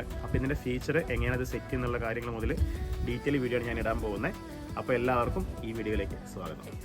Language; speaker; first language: Malayalam; native; Malayalam